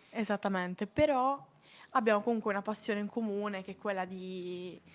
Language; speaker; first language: Italian; native; Italian